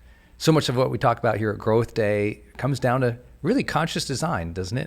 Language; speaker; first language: English; native; English